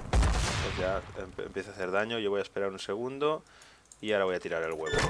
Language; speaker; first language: Spanish; native; Spanish